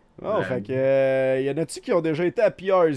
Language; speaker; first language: French; native; French